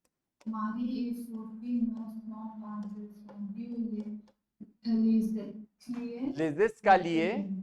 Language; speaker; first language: French; non-native, learner; Hindi